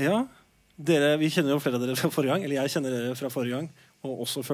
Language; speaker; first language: Norwegian; native; Norwegian